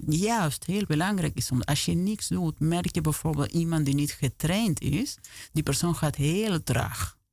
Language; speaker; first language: Dutch; non-native, fluent; Spanish